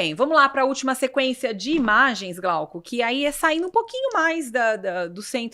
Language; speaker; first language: Portuguese; native; Portuguese